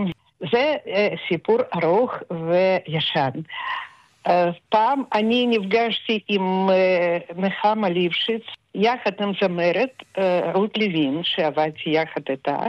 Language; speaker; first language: Hebrew; non-native, fluent; Russian